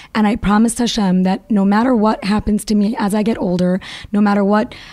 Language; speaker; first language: English; native; English